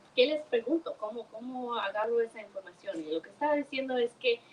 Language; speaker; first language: Spanish; early bilingual, heritage; Spanish